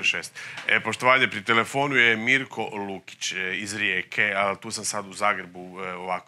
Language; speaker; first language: Croatian; native; Croatian